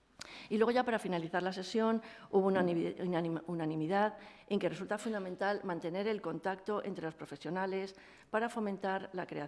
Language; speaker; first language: Spanish; native; Spanish